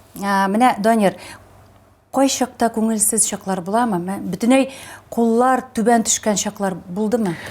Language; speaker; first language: Tatar; native; Tatar